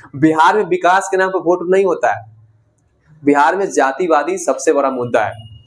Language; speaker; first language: Hindi; native; Hindi